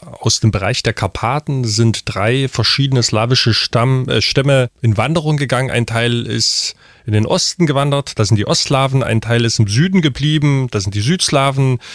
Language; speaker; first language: German; non-native, local second language; Upper Sorbian